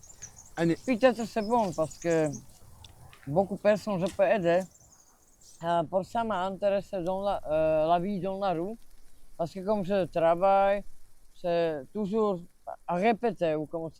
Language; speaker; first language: French; non-native, learner; Slovak